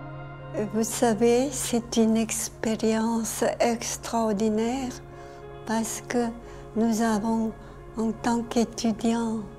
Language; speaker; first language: French; non-native, fluent; Korean